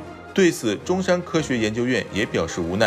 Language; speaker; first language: Chinese; native; Chinese